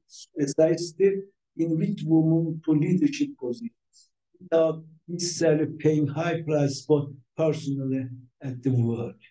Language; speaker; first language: English; non-native, fluent; Turkish